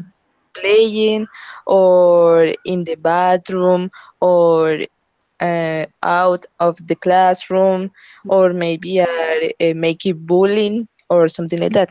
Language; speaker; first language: English; non-native, learner; Spanish